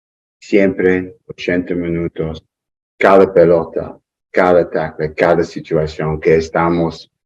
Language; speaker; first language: Spanish; non-native, learner; English